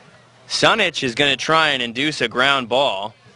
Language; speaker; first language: English; native; English